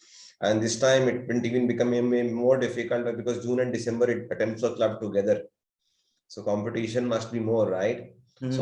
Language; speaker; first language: English; non-native, local second language; Hindi